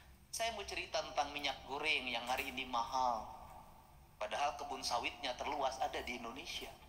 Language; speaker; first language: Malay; non-native, local second language; Sundanese